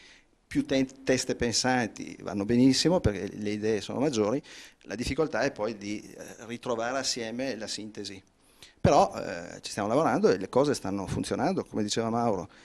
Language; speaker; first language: Italian; native; Italian